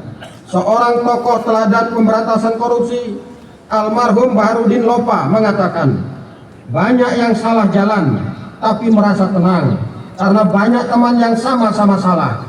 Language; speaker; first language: Indonesian; native; Indonesian